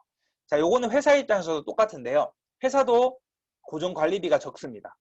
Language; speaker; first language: Korean; native; Korean